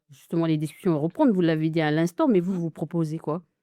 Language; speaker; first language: French; native; French